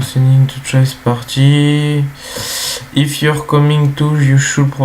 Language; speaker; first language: English; non-native, learner; French